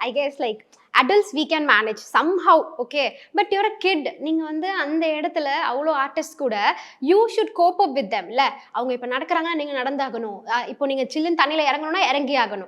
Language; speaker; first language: Tamil; native; Tamil